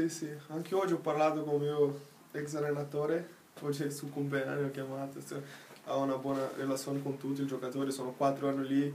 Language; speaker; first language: Italian; non-native, learner; Portuguese